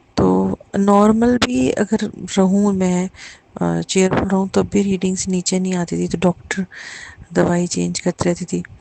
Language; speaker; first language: Hindi; native; Hindi